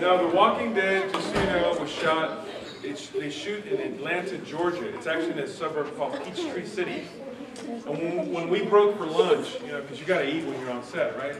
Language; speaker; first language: English; early bilingual, other home language; Spanish